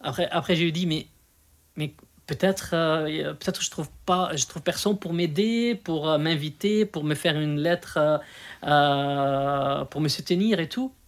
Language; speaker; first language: French; non-native, local second language; Arabic